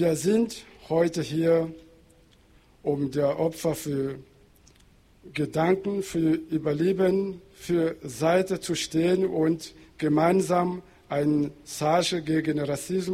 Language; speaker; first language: German; non-native, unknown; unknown